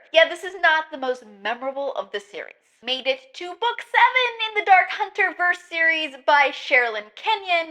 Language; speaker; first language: English; native; English